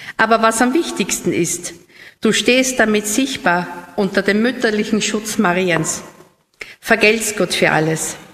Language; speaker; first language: German; native; German